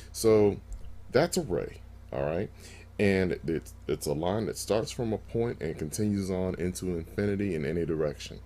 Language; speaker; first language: English; native; English